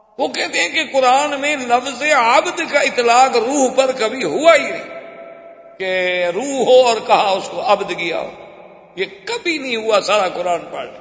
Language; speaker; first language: Urdu; native; Urdu